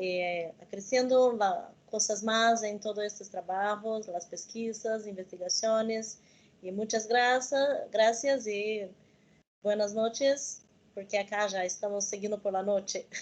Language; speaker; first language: Spanish; non-native, learner; Portuguese